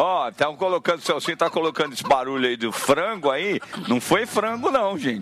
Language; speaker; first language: Portuguese; native; Portuguese